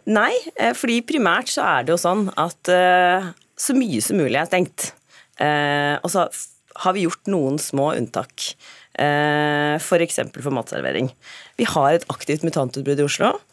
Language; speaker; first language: Norwegian; native; Norwegian